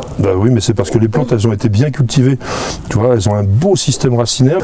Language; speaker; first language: French; native; French